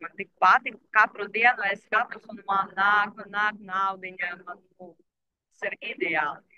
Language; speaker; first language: Latvian; non-native, local second language; Russian